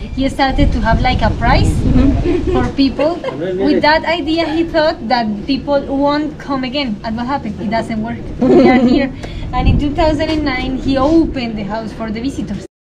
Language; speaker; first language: English; non-native, fluent; Spanish